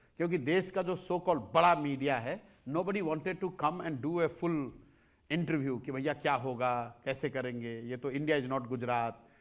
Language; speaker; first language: Hindi; native; Hindi